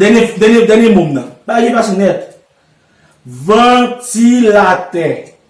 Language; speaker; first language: Portuguese; non-native, learner; Haitian Creole